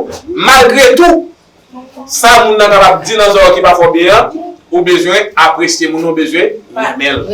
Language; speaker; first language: French; non-native, learner; Haitian Creole